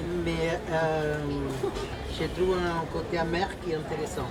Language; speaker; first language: French; non-native, fluent; Spanish